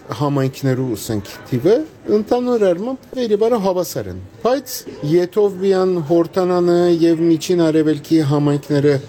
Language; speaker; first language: Armenian; native; Armenian